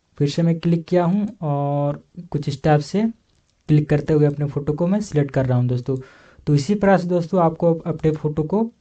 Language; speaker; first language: Hindi; native; Hindi